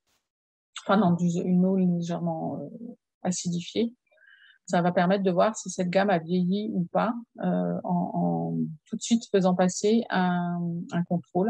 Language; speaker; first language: French; native; French